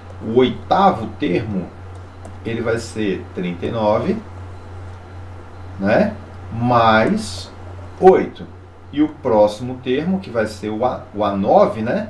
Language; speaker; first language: Portuguese; native; Portuguese